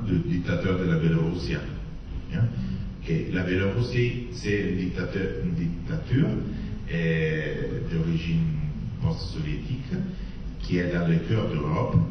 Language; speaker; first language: French; non-native, fluent; Italian